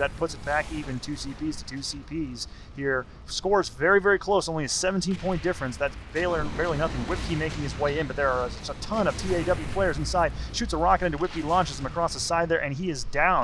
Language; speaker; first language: English; native; English